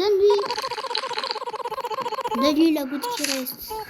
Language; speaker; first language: French; native; French